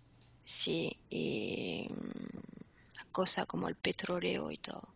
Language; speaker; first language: Spanish; non-native, fluent; French